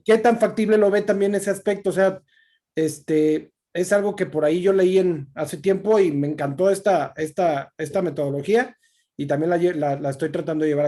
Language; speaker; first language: Spanish; native; Spanish